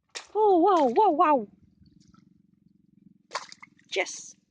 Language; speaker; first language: English; non-native, learner; Vietnamese